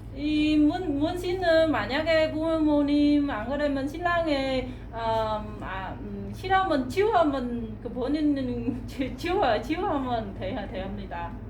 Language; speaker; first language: Korean; non-native, fluent; Vietnamese